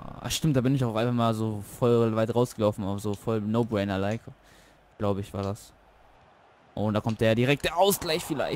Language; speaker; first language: German; native; German